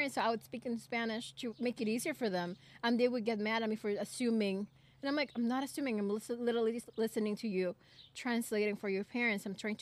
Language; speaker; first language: English; non-native, fluent; Spanish